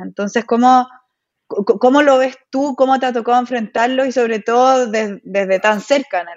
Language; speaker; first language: Spanish; native; Spanish